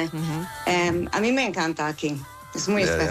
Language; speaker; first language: Spanish; non-native, learner; English